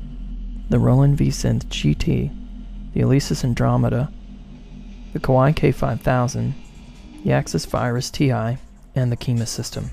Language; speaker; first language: English; native; English